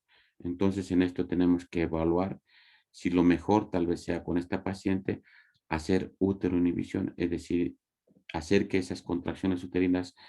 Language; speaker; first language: Spanish; native; Spanish